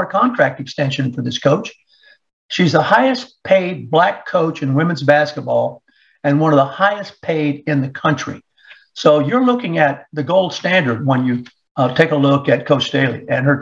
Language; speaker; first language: English; native; English